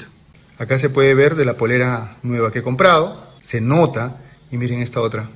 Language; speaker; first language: Spanish; native; Spanish